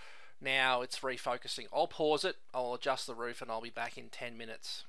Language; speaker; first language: English; native; English